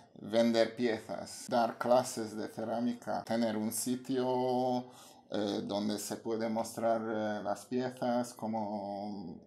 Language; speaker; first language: Spanish; non-native, fluent; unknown